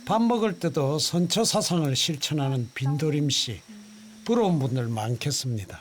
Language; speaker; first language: Korean; native; Korean